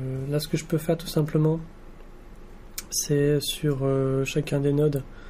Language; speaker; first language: French; native; French